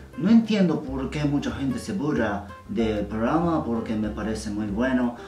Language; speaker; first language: Spanish; non-native, learner; Japanese